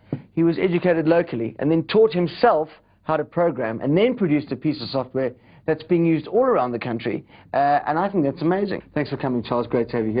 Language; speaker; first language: English; native; English